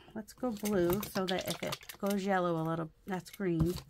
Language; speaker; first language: English; native; English